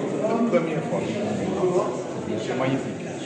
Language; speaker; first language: French; non-native, learner; Dutch